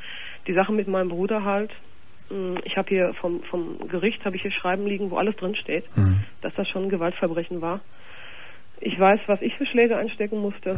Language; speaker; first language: German; native; German